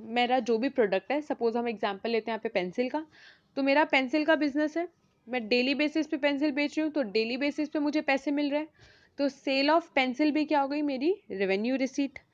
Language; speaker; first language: Hindi; native; Hindi